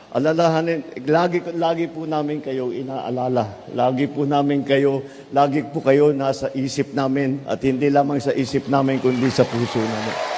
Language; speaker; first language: Filipino; native; Filipino